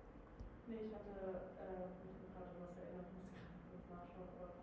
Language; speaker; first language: German; native; German